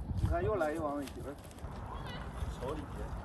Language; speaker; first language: Chinese; native; Chinese